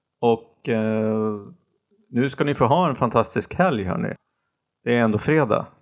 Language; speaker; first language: Swedish; native; Swedish